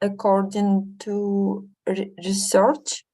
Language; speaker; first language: English; non-native, learner; Russian